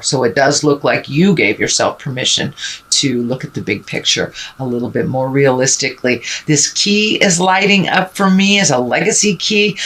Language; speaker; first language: English; native; English